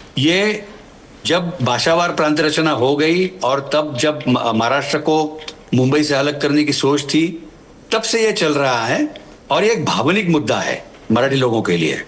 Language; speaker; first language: Hindi; non-native, local second language; Marathi